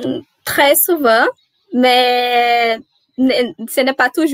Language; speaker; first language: French; non-native, learner; Portuguese